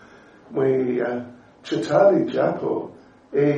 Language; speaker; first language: Russian; non-native, learner; English